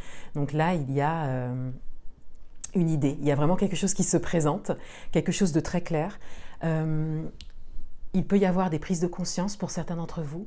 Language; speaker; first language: French; native; French